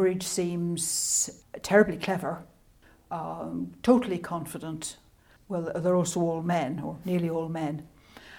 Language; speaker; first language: English; native; English